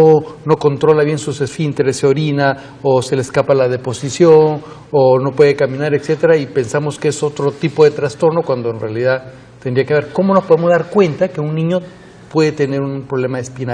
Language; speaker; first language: Spanish; native; Spanish